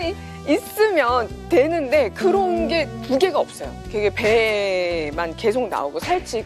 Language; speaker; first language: Korean; native; Korean